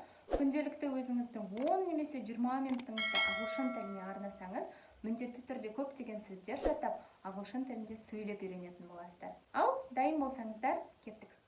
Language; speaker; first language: Kazakh; native; Kazakh